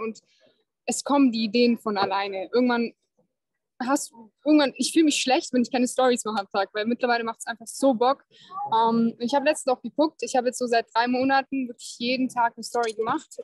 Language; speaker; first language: German; native; German